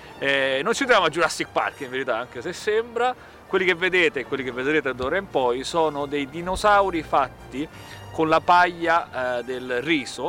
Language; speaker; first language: Italian; native; Italian